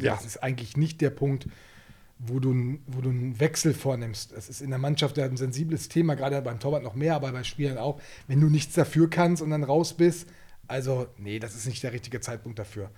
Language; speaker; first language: German; native; German